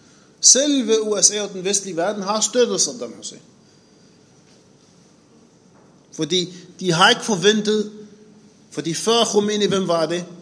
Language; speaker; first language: Danish; non-native, fluent; Arabic